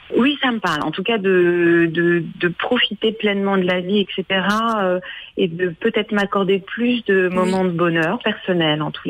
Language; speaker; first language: French; native; French